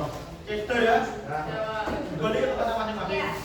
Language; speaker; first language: Indonesian; native; Indonesian